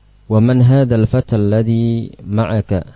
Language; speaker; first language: Arabic; non-native, fluent; Indonesian